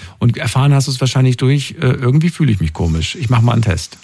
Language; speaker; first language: German; native; German